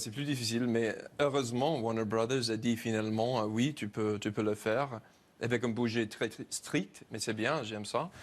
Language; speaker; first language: French; non-native, learner; English